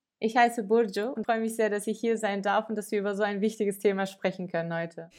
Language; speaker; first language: German; early bilingual, other home language; Turkish